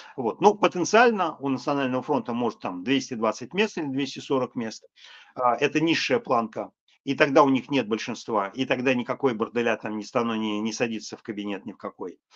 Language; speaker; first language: Russian; native; Russian